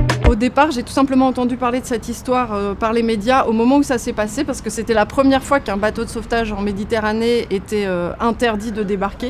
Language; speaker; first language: French; native; French